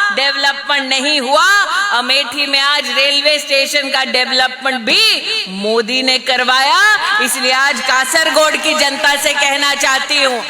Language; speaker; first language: Hindi; native; Hindi